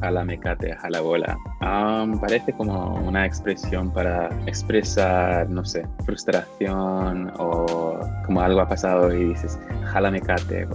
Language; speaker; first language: Spanish; non-native, fluent; English